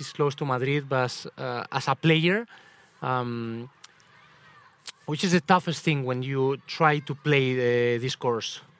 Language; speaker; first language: English; non-native, fluent; Spanish